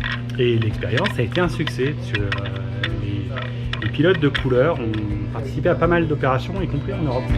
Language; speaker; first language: French; native; French